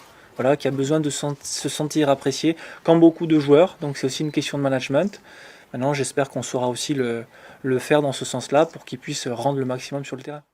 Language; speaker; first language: French; native; French